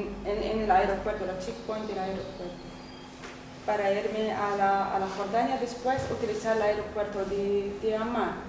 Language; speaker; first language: Spanish; non-native, learner; Arabic